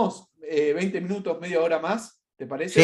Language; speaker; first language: Spanish; native; Spanish